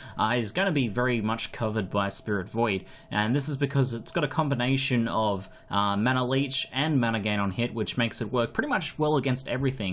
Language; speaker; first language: English; native; English